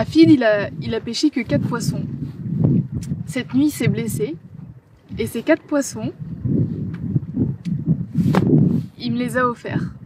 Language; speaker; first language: French; native; French